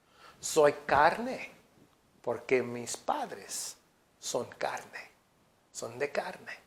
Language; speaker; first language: Spanish; non-native, fluent; English